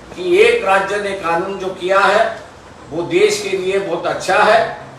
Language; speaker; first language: Hindi; non-native, local second language; Marathi